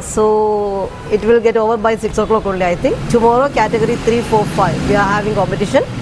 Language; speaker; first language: English; non-native, local second language; Malayalam